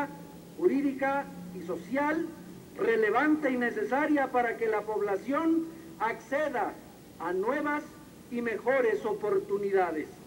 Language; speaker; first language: Spanish; native; Spanish